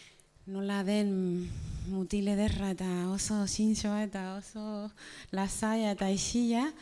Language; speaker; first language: Basque; non-native, learner; Spanish